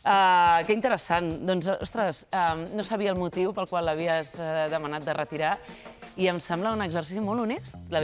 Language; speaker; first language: Catalan; native; Catalan